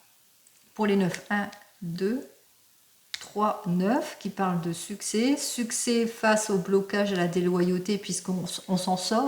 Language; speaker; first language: French; native; French